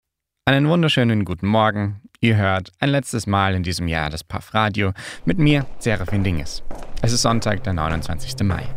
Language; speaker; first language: German; native; German